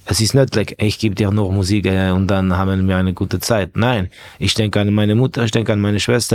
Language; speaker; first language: German; non-native, fluent; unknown